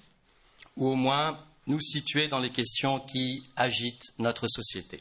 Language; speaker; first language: French; native; French